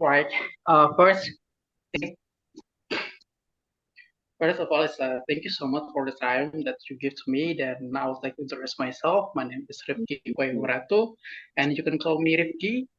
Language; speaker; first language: English; non-native, learner; Indonesian